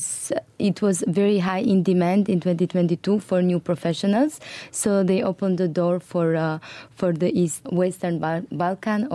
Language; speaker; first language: English; non-native, fluent; Albanian